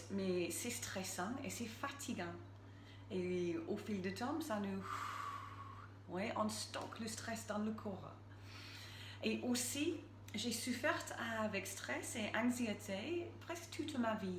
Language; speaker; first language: French; non-native, fluent; English